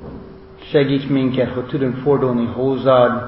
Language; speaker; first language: Hungarian; non-native, fluent; English